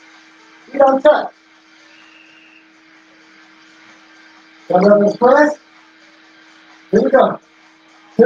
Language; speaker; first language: English; native; English